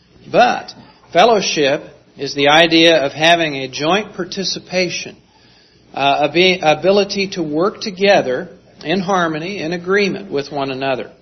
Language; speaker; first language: English; native; English